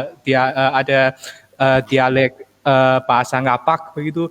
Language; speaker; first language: Indonesian; non-native, fluent; Armenian